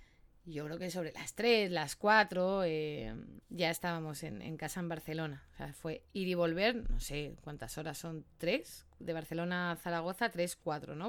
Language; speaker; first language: Spanish; native; Spanish